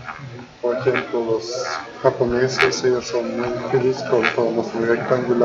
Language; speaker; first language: Spanish; non-native, fluent; German